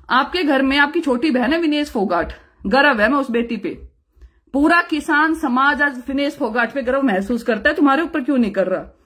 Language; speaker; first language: Hindi; native; Hindi